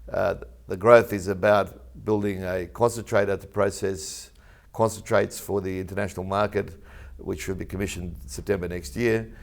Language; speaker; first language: English; native; English